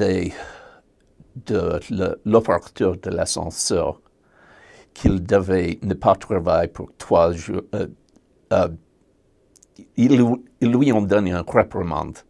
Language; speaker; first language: French; non-native, learner; English